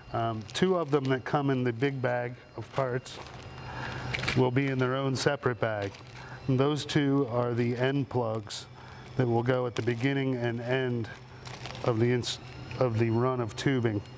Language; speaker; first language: English; native; English